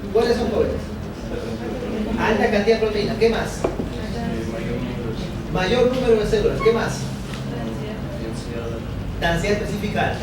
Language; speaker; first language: Spanish; native; Spanish